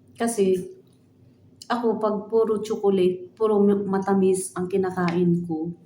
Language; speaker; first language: Filipino; native; Filipino